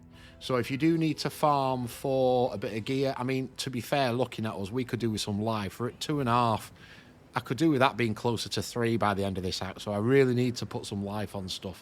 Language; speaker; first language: English; native; English